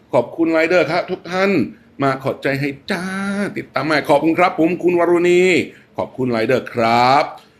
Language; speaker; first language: Thai; non-native, fluent; English